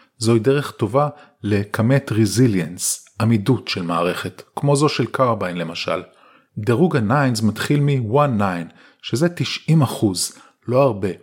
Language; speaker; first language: Hebrew; native; Hebrew